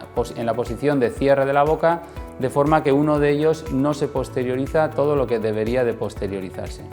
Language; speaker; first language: Spanish; native; Spanish